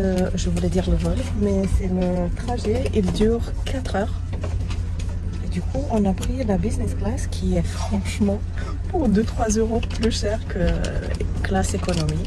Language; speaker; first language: French; non-native, learner; Croatian